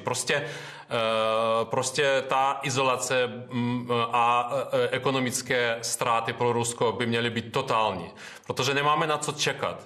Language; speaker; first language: Czech; non-native, fluent; Ukrainian